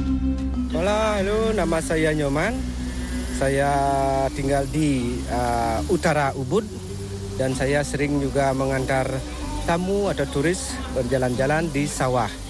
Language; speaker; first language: Indonesian; non-native, local second language; Balinese